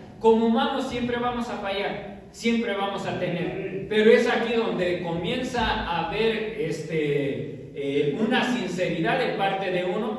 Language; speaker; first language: Spanish; native; Spanish